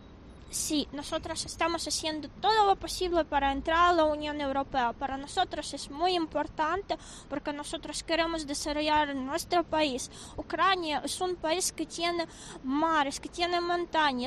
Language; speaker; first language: Spanish; non-native, fluent; Ukrainian